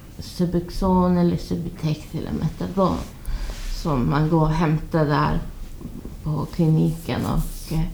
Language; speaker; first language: Swedish; native; Swedish